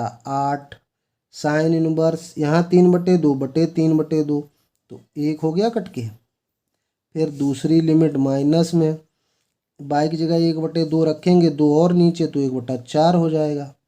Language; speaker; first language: Hindi; native; Hindi